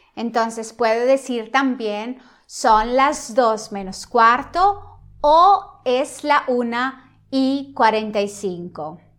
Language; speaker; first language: Spanish; non-native, fluent; Italian